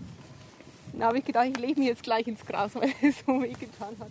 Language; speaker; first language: German; native; German